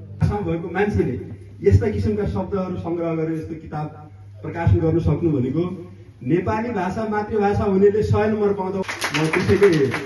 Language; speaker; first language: Nepali; non-native, local second language; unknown